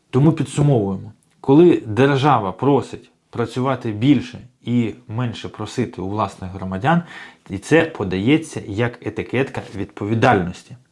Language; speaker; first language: Ukrainian; native; Ukrainian